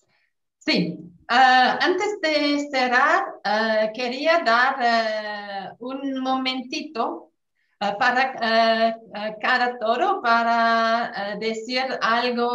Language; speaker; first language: Spanish; non-native, fluent; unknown